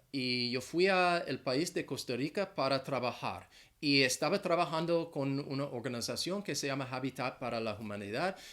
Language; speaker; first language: Spanish; non-native, fluent; English